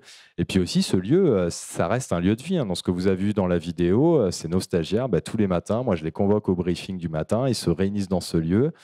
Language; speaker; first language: French; native; French